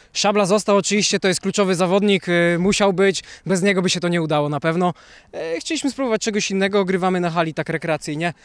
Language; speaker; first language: Polish; native; Polish